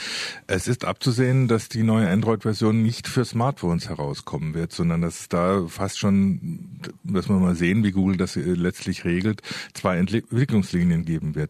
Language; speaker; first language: German; native; German